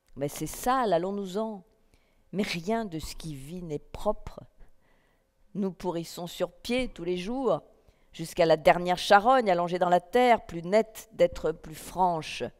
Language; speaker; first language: French; native; French